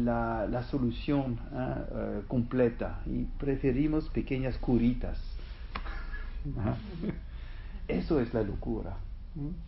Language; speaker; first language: Spanish; non-native, fluent; French